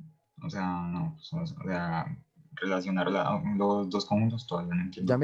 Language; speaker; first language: Spanish; native; Spanish